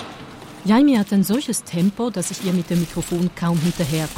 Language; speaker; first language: German; native; German